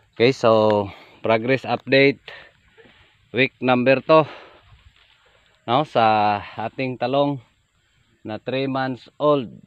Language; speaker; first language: Filipino; non-native, local second language; Cebuano